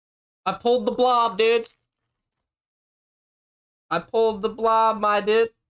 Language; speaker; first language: English; native; English